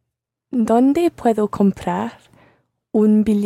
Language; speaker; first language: Spanish; non-native, learner; English